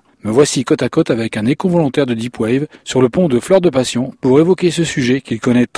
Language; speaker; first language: French; native; French